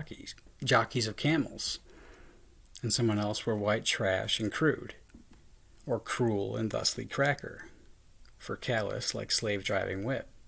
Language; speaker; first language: English; native; English